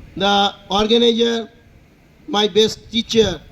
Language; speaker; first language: English; non-native, local second language; Bangla